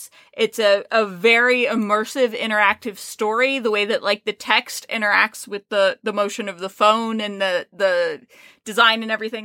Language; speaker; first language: English; native; English